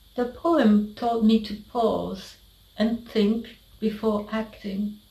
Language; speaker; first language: English; non-native, fluent; French